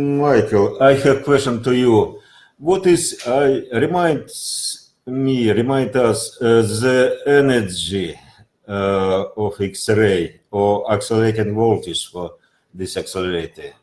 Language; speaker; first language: English; non-native, learner; Russian